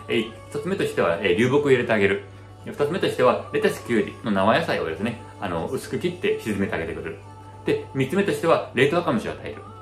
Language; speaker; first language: Japanese; early bilingual, heritage; Japanese